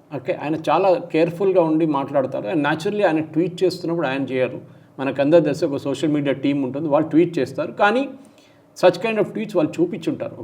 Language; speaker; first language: Telugu; non-native, local second language; Malayalam